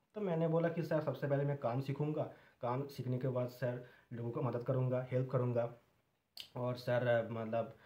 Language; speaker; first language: Hindi; non-native, local second language; Bangla